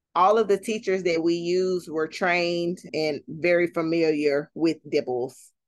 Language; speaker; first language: English; native; English